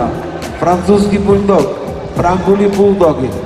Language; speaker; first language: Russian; non-native, fluent; Georgian